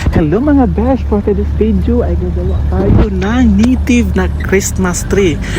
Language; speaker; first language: Filipino; non-native, local second language; Cebuano